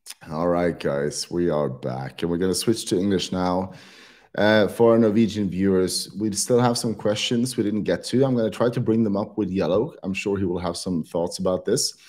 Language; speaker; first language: English; non-native, fluent; Norwegian